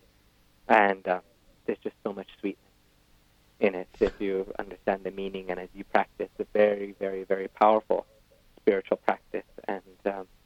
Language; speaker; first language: English; native; English